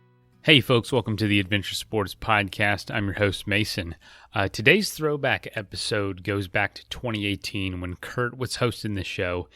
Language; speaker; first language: English; native; English